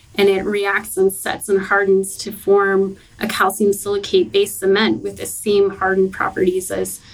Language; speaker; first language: English; native; English